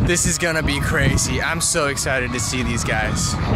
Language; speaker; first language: English; early bilingual, other home language; Korean